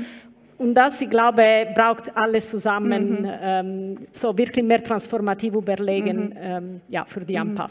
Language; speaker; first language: German; non-native, learner; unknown